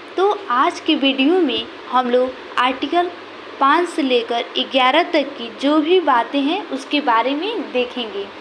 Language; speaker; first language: Hindi; native; Hindi